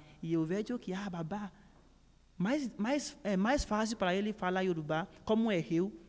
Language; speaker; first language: Portuguese; non-native, learner; Yoruba